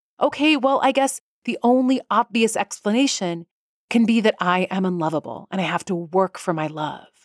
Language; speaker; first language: English; early bilingual, other home language; Persian